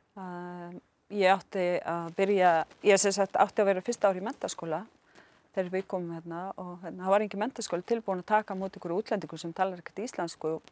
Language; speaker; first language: Icelandic; non-native, fluent; Arabic